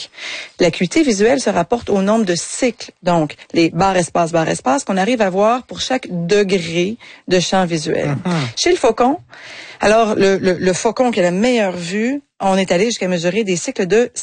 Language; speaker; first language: French; native; French